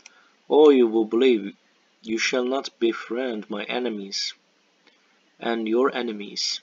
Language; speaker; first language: English; non-native, fluent; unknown